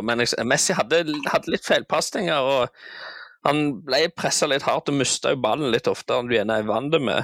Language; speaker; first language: Norwegian; native; Norwegian